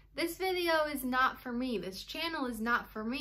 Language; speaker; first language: English; native; English